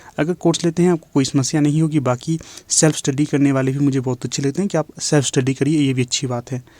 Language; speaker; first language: Hindi; native; Hindi